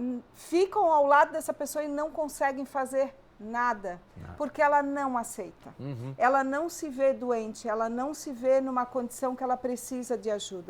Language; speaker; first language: Portuguese; native; Portuguese